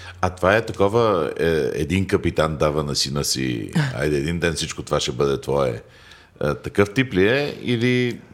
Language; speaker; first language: Bulgarian; native; Bulgarian